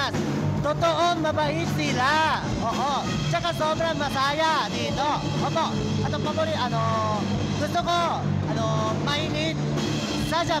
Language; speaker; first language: Filipino; non-native, learner; Japanese